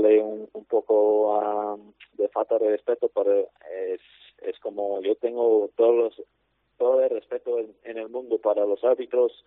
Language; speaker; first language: Spanish; non-native, fluent; English